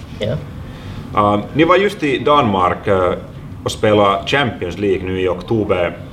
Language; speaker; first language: Swedish; non-native, local second language; Finnish